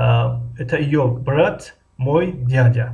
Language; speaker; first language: Russian; non-native, local second language; Tajik